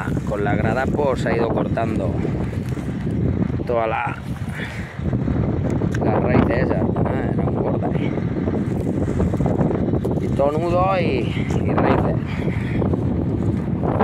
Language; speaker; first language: Spanish; native; Spanish